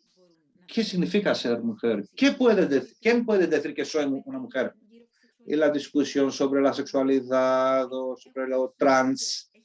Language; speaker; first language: Spanish; non-native, fluent; Greek